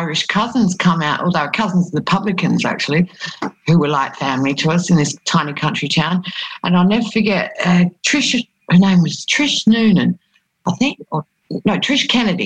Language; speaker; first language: English; native; English